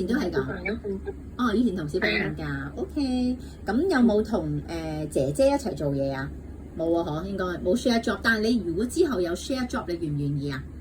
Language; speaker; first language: Cantonese; native; Cantonese